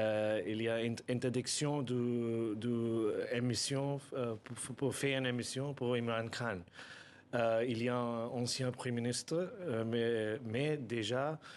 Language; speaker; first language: French; non-native, learner; Urdu